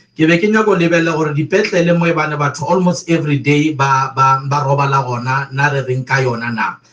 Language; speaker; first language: Northern Sotho; non-native, local second language; Venda